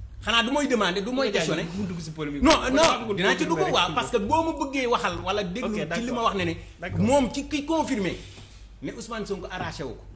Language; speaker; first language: Wolof; native; Wolof